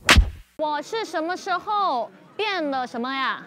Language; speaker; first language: Chinese; non-native, learner; Thai